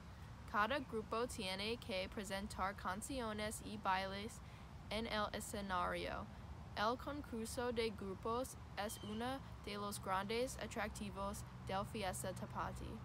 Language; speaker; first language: Spanish; non-native, learner; English